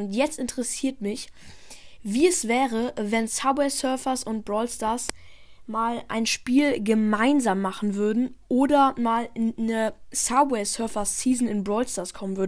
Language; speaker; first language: German; native; German